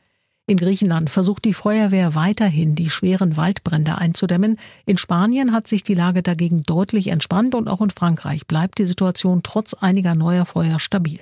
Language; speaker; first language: German; native; German